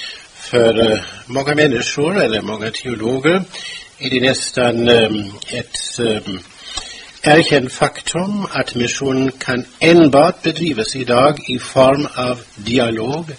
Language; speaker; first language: Swedish; non-native, fluent; German